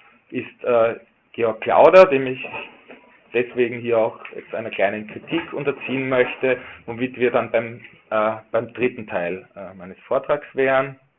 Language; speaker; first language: German; native; German